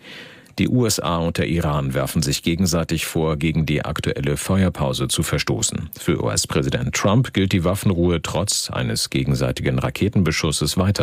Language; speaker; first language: German; native; German